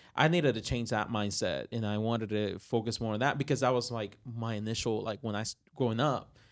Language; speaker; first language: English; non-native, fluent; Spanish